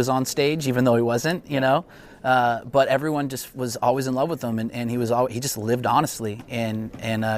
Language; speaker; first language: English; native; English